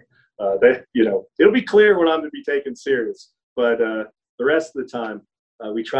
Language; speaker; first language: English; native; English